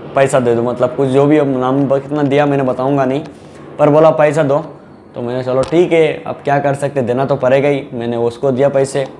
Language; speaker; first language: Hindi; non-native, local second language; Bangla